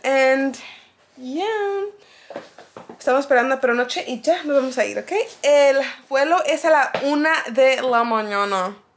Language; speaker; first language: Spanish; early bilingual, heritage; Spanish